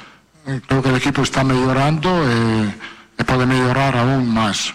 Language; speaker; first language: Spanish; non-native, fluent; Italian